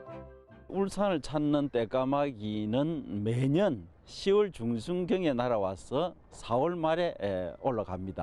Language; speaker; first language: Korean; native; Korean